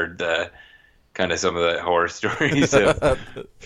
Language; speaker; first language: English; native; English